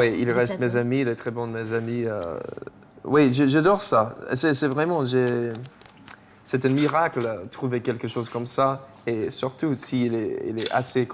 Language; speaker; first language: French; non-native, fluent; English